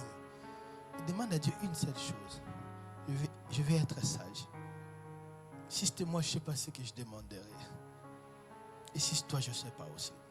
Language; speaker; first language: French; non-native, local second language; Lingala